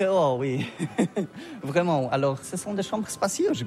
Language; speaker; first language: French; non-native, learner; Polish